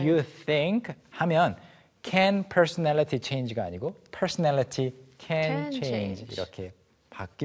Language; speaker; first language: Korean; native; Korean